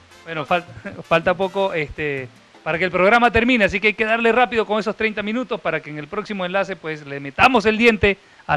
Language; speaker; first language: Spanish; native; Spanish